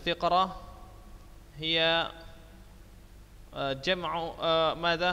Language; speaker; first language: Arabic; non-native, fluent; Indonesian